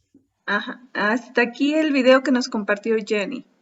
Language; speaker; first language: Spanish; native; Spanish